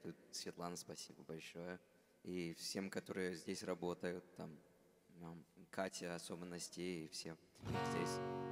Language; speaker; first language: Russian; non-native, fluent; English